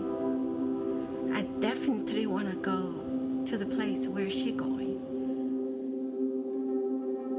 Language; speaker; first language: English; non-native, fluent; Chinese